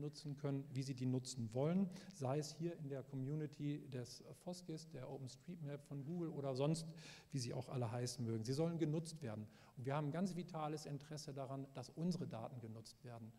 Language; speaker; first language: German; native; German